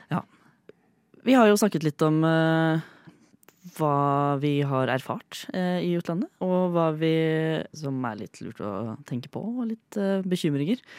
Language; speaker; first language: Norwegian; native; Norwegian